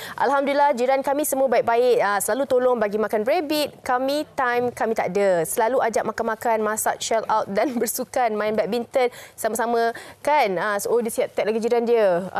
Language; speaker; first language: Malay; native; Malay